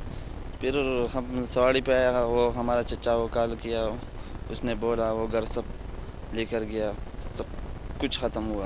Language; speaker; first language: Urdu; non-native, local second language; Pashto